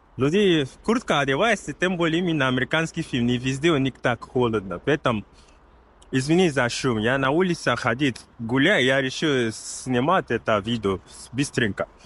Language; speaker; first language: Russian; non-native, learner; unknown